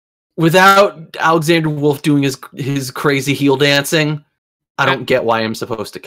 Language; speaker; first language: English; native; English